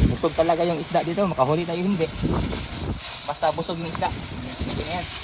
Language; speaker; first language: Filipino; non-native, local second language; Cebuano